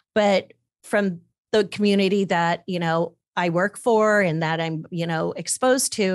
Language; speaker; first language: English; native; English